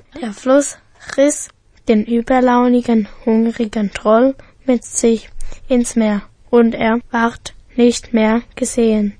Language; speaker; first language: German; native; German